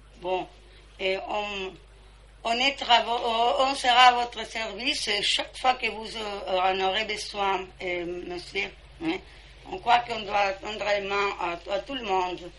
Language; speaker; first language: French; non-native, fluent; Spanish